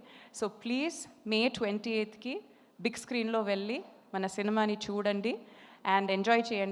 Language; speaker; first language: Telugu; non-native, fluent; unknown